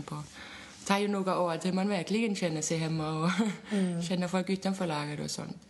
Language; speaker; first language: Swedish; non-native, fluent; German